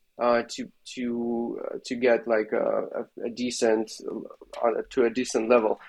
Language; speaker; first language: English; non-native, fluent; Russian